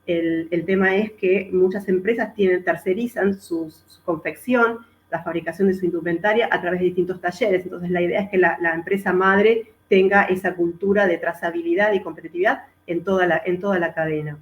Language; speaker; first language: Spanish; native; Spanish